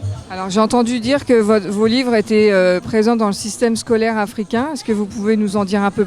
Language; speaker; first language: French; native; French